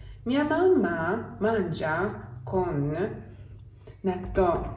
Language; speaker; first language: Italian; non-native, learner; Japanese